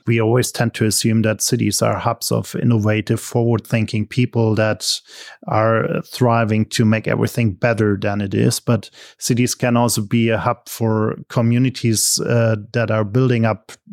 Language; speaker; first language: English; non-native, fluent; German